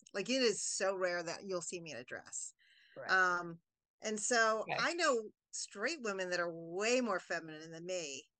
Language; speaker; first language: English; native; English